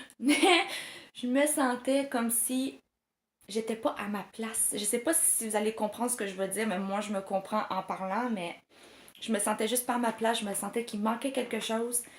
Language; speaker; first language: French; native; French